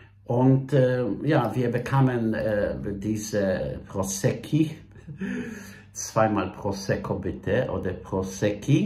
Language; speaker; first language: German; non-native, fluent; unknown